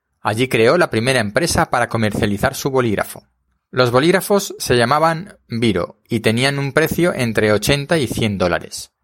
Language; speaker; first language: Spanish; native; Spanish